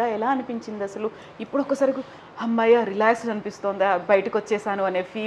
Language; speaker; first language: Telugu; native; Telugu